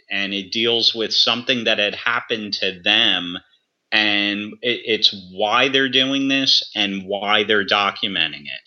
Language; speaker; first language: English; native; English